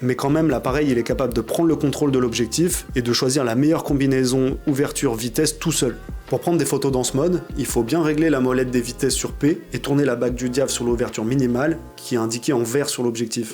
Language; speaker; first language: French; native; French